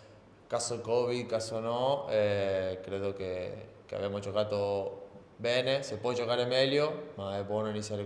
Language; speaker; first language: Italian; non-native, learner; Spanish